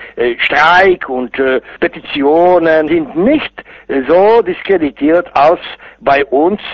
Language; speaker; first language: German; non-native, fluent; Czech